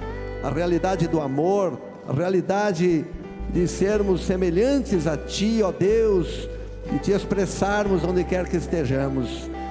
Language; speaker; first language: Portuguese; native; Portuguese